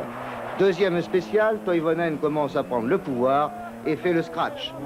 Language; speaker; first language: French; native; French